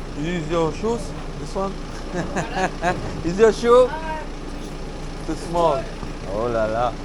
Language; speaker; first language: English; non-native, learner; Polish